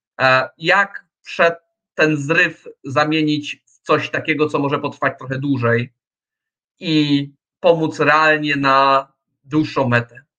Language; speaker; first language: Polish; native; Polish